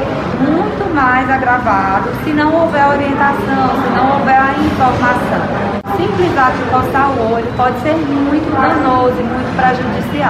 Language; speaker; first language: Portuguese; native; Portuguese